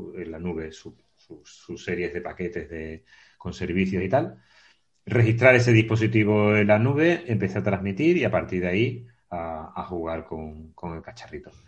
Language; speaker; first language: Spanish; native; Spanish